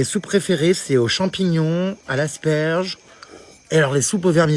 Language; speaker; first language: French; native; French